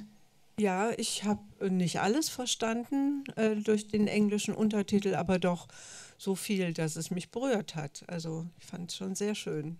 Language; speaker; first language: German; native; German